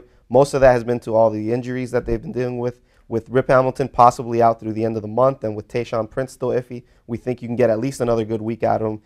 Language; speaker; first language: English; native; English